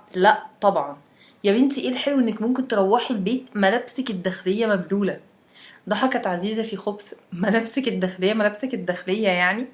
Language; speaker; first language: Arabic; native; Arabic